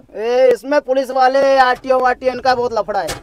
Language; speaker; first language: Hindi; native; Hindi